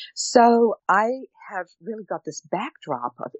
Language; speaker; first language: English; native; English